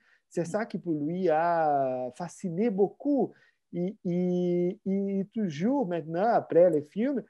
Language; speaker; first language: French; non-native, fluent; Portuguese